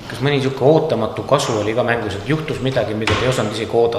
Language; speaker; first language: Estonian; native; Estonian